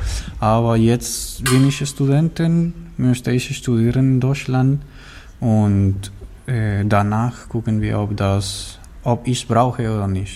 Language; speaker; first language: German; non-native, learner; Spanish